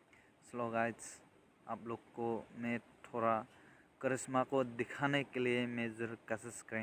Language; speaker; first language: Hindi; non-native, local second language; Bodo